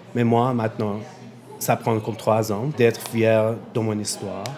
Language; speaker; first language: French; non-native, fluent; Persian